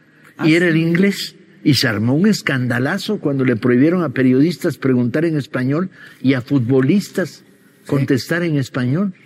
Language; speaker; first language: Spanish; native; Spanish